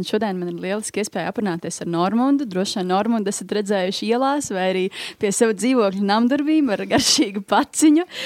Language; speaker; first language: Latvian; native; Latvian